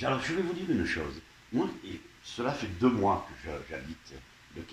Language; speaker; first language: French; native; French